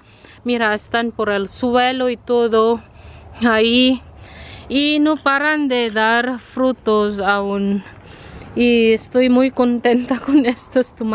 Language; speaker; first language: Spanish; non-native, learner; Filipino